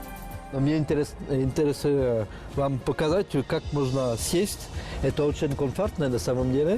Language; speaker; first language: Russian; non-native, fluent; French